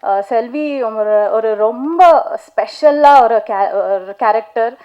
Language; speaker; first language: Tamil; non-native, learner; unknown